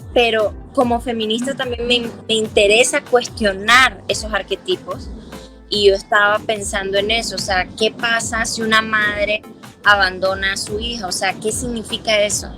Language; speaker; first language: Spanish; native; Spanish